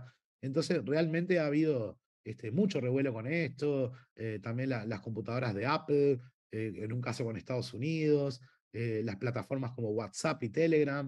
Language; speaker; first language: Spanish; native; Spanish